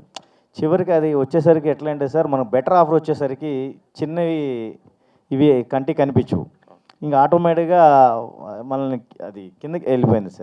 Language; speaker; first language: Telugu; native; Telugu